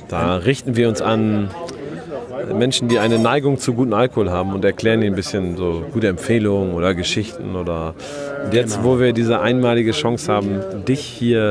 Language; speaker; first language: German; native; German